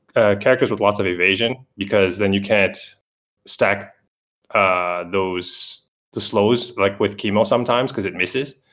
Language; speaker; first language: English; native; English